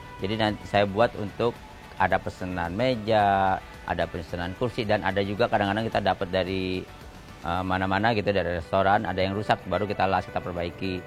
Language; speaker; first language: Indonesian; native; Indonesian